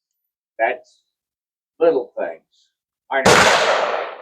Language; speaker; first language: English; native; English